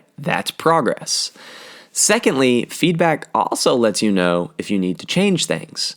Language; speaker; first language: English; native; English